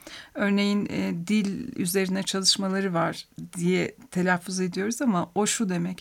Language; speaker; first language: Turkish; native; Turkish